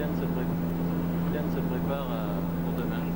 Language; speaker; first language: French; native; French